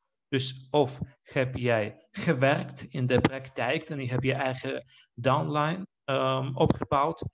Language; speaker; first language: Dutch; non-native, fluent; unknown